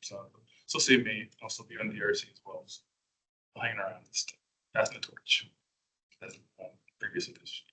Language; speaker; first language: English; native; English